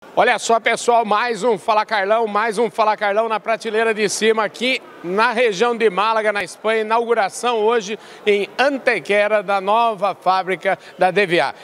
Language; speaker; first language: Portuguese; native; Portuguese